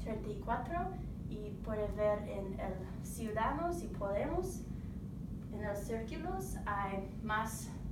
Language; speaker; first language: Spanish; non-native, learner; English